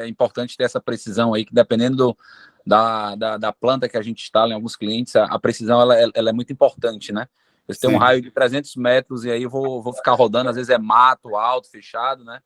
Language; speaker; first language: Portuguese; native; Portuguese